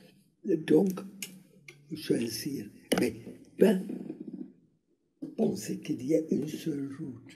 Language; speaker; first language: French; non-native, learner; Hungarian